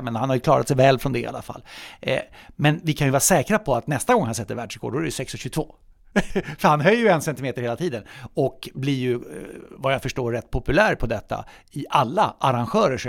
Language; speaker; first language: Swedish; native; Swedish